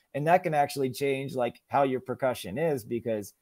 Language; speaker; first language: English; native; English